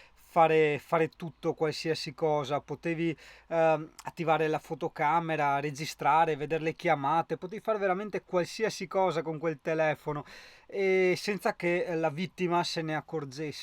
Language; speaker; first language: Italian; native; Italian